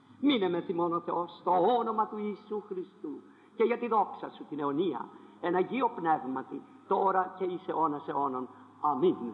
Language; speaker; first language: Greek; non-native, fluent; French